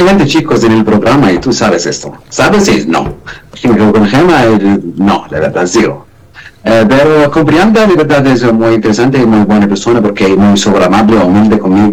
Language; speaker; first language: Spanish; non-native, learner; Arabic